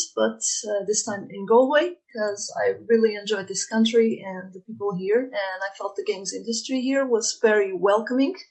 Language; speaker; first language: English; non-native, fluent; Portuguese